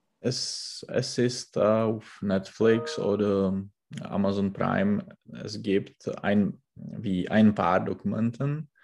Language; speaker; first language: German; non-native, learner; Czech